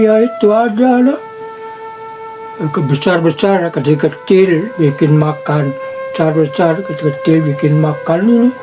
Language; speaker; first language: Indonesian; non-native, local second language; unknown